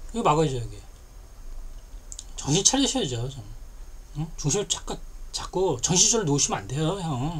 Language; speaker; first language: Korean; native; Korean